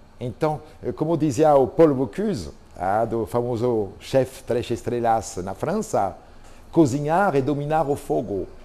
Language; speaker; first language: Portuguese; non-native, fluent; French